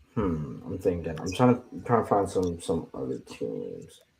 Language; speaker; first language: English; native; English